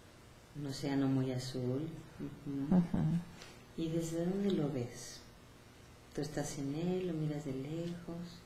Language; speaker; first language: Spanish; native; Spanish